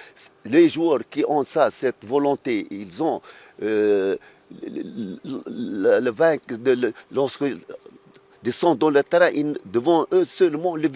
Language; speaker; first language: French; non-native, fluent; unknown